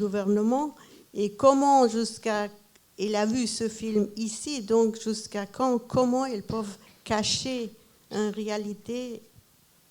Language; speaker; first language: French; non-native, fluent; Persian